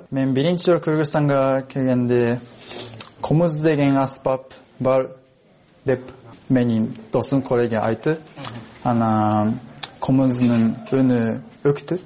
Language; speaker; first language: Kyrgyz; non-native, learner; Japanese